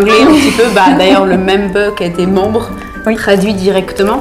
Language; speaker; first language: French; native; French